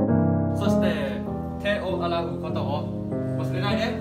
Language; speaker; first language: Japanese; non-native, learner; Thai